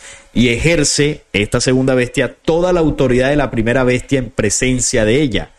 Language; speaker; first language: Spanish; native; Spanish